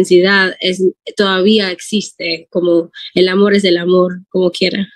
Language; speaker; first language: Spanish; early bilingual, heritage; Spanish